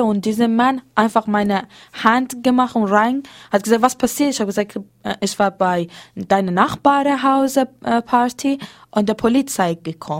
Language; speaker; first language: German; non-native, learner; Persian